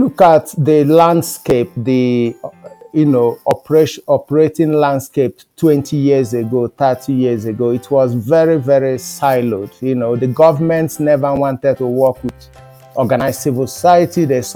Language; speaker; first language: English; non-native, local second language; Igbo